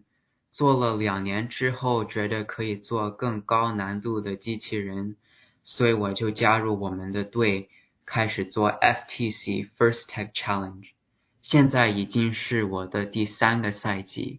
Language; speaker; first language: Chinese; early bilingual, heritage; Chinese